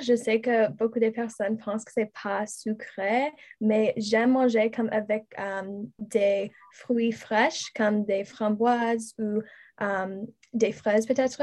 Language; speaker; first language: French; non-native, learner; English